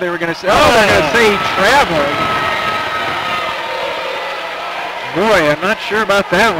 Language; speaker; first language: English; native; English